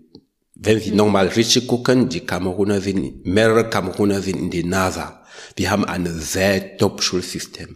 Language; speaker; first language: German; non-native, learner; French